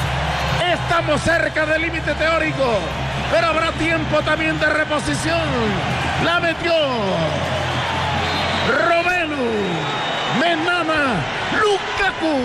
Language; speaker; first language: Spanish; native; Spanish